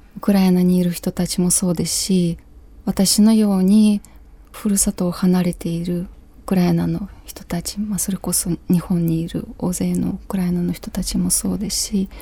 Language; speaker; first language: Japanese; non-native, fluent; Ukrainian